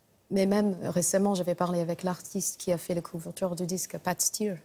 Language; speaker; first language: French; non-native, fluent; English